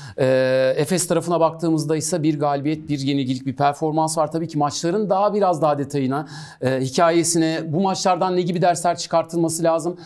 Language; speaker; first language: Turkish; native; Turkish